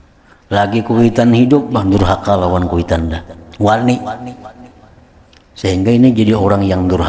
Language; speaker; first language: Indonesian; non-native, local second language; Banjar